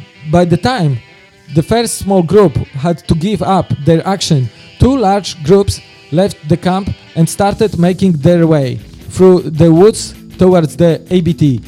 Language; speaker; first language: English; non-native, fluent; Polish